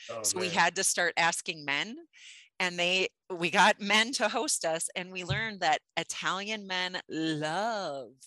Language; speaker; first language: English; native; English